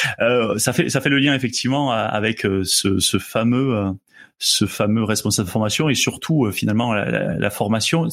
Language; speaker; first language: French; native; French